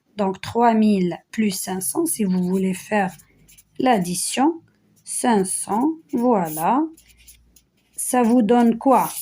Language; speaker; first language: French; non-native, local second language; Arabic